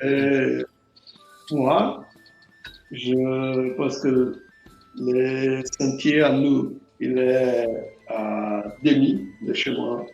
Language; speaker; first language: French; non-native, learner; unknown